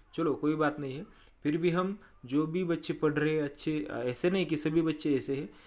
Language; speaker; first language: Hindi; non-native, local second language; Marathi